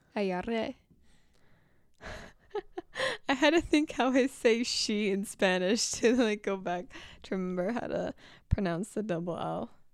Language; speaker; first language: English; native; English